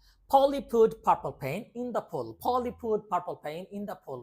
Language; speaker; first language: English; non-native, local second language; Bangla